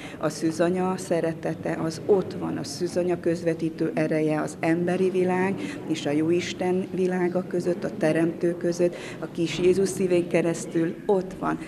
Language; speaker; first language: Hungarian; native; Hungarian